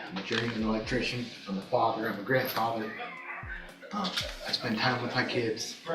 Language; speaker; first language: English; native; English